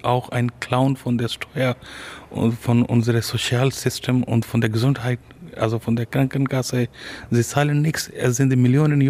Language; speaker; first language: German; non-native, learner; Urdu